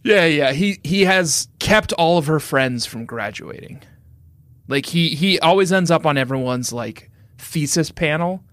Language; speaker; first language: English; native; English